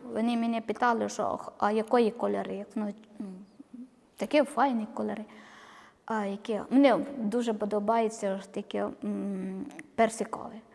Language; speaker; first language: Ukrainian; non-native, learner; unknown